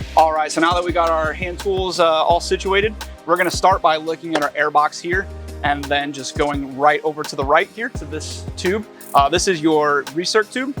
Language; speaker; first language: English; native; English